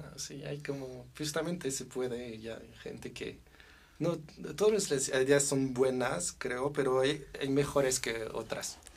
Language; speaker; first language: Spanish; non-native, fluent; French